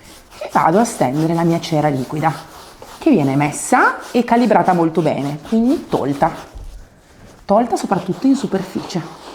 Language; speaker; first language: Italian; native; Italian